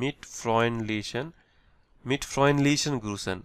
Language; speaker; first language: German; non-native, learner; Bangla